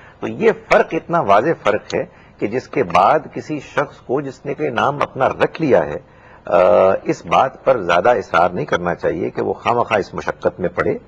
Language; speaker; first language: Urdu; native; Urdu